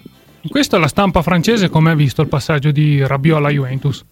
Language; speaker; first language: Italian; native; Italian